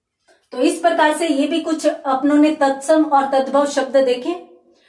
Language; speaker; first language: Hindi; native; Hindi